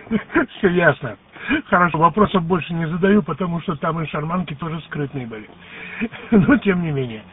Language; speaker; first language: Russian; native; Russian